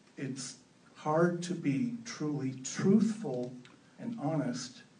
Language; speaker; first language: English; native; English